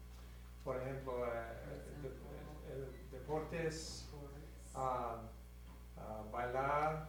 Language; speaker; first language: Spanish; non-native, learner; English